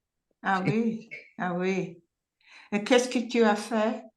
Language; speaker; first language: French; non-native, learner; English